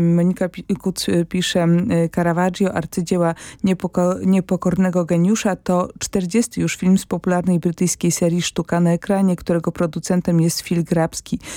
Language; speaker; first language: Polish; native; Polish